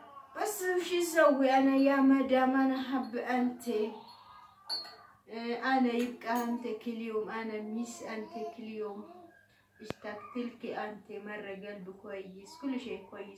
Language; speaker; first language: Arabic; non-native, learner; Oromo